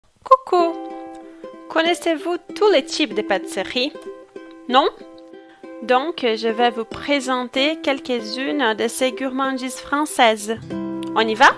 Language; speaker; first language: French; non-native, fluent; Portuguese